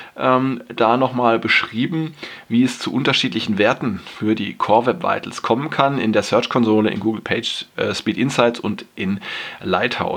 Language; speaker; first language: German; native; German